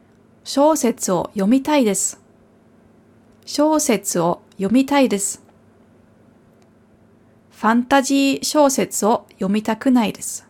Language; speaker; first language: Japanese; non-native, fluent; German